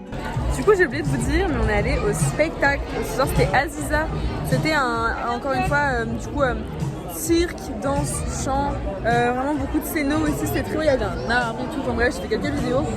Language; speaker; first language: French; native; French